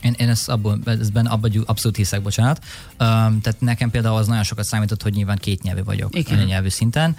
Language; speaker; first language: Hungarian; early bilingual, heritage; Hungarian